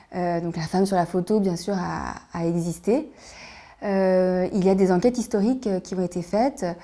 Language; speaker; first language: French; native; French